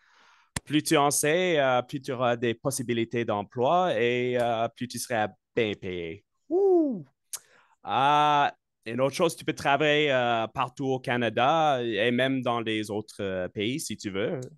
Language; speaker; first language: French; non-native, local second language; English